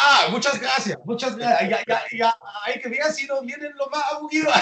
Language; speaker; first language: Spanish; non-native, fluent; German